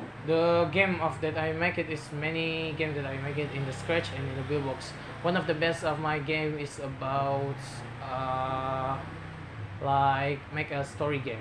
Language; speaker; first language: English; non-native, learner; Indonesian